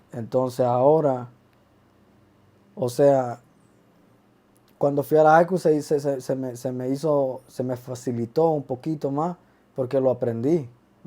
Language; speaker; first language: Spanish; early bilingual, other home language; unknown